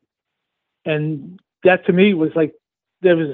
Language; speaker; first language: English; native; English